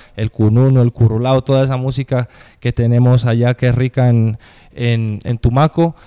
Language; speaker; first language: Spanish; native; Spanish